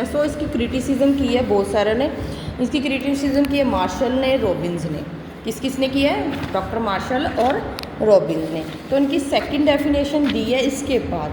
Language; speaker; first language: Hindi; native; Hindi